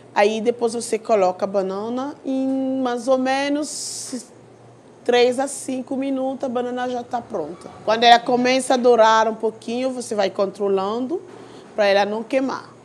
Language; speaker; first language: Portuguese; non-native, fluent; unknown